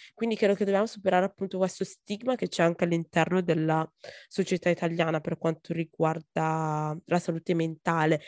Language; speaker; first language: Italian; early bilingual, other home language; Akan